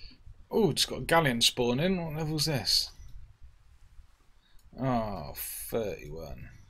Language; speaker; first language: English; native; English